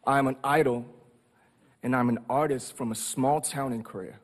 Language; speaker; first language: English; non-native, fluent; Korean